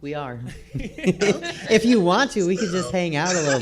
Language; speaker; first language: English; native; English